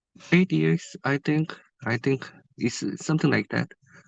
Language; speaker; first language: English; non-native, learner; Korean